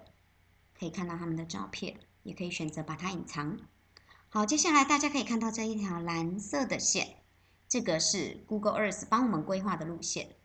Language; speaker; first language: Chinese; native; Chinese